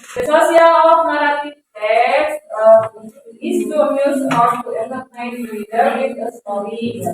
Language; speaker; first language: English; non-native, learner; Indonesian